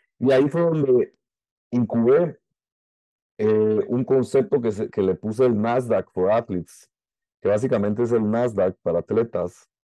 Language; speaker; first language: Spanish; native; Spanish